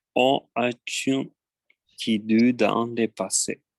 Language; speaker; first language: French; non-native, learner; Spanish